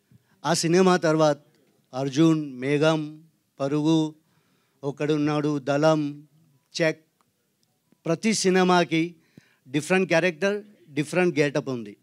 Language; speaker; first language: Telugu; non-native, learner; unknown